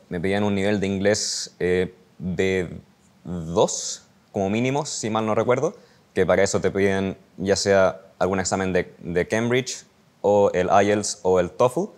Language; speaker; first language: Spanish; native; Spanish